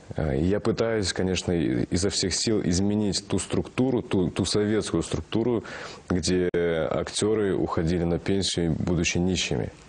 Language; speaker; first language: Russian; non-native, local second language; Kazakh